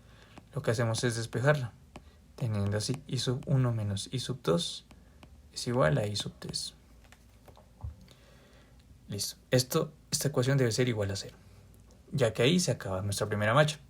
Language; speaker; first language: Spanish; native; Spanish